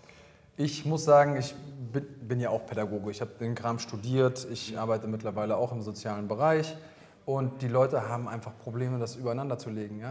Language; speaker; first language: German; native; German